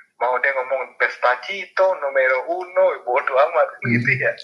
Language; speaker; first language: Indonesian; non-native, local second language; Minangkabau